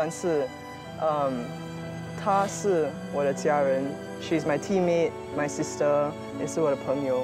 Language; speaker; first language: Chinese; early bilingual, other home language; English